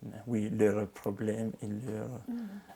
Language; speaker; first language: French; non-native, local second language; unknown